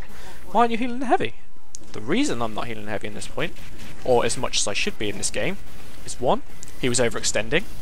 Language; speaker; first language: English; native; English